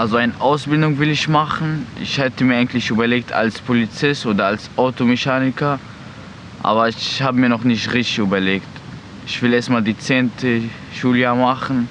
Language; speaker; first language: German; non-native, learner; Arabic